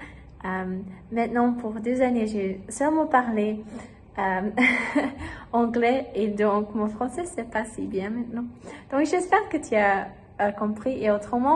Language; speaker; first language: French; non-native, learner; German